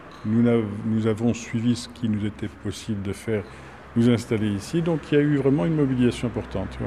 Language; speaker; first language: French; native; French